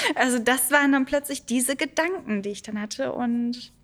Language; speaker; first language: German; early bilingual, other home language; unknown